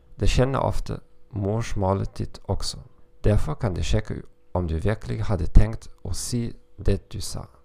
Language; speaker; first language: Norwegian; non-native, learner; German